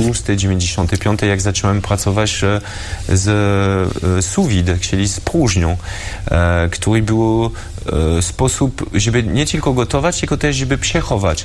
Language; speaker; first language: Polish; early bilingual, heritage; French